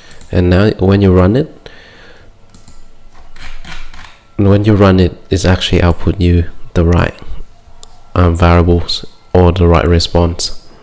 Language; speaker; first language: English; non-native, fluent; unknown